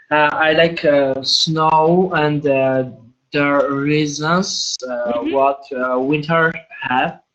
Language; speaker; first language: English; non-native, learner; Armenian